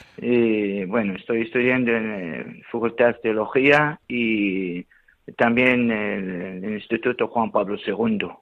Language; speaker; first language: Spanish; non-native, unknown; Syriac